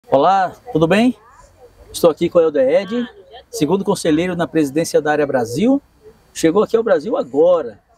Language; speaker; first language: Portuguese; native; Portuguese